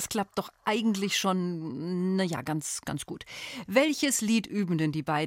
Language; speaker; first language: German; native; German